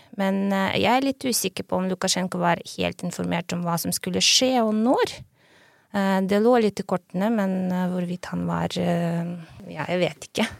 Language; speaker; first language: Norwegian; non-native, fluent; Belarusian